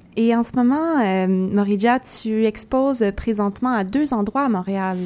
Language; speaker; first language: French; native; French